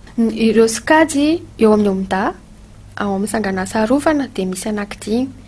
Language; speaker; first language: Malagasy; native; Malagasy